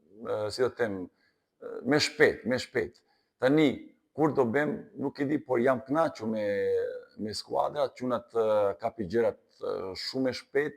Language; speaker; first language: Albanian; non-native, fluent; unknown